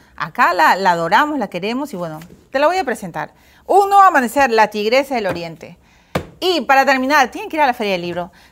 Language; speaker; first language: Spanish; native; Spanish